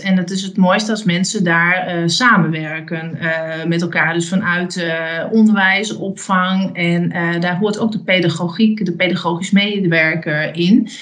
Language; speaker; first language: Dutch; native; Dutch